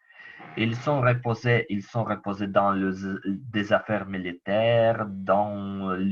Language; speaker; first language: French; non-native, learner; Ukrainian